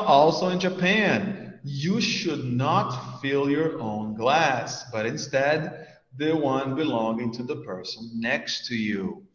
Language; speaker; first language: English; non-native, fluent; Portuguese